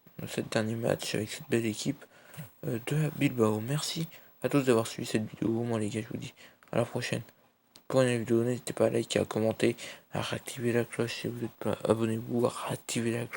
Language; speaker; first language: French; native; French